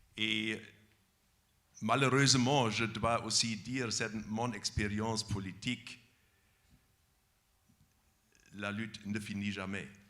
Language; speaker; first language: French; non-native, fluent; German